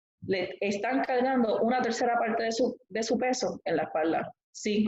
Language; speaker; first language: Spanish; native; Spanish